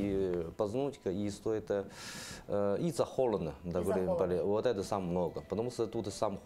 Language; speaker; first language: Russian; non-native, learner; Chinese